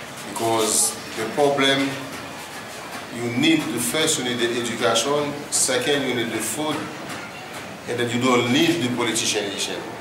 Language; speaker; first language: English; non-native, learner; Haitian Creole